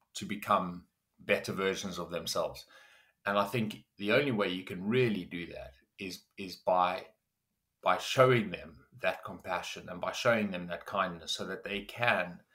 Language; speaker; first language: English; native; English